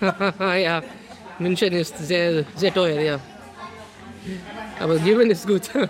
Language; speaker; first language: German; non-native, learner; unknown